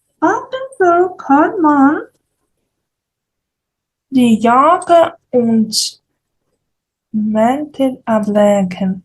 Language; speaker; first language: German; non-native, fluent; Ukrainian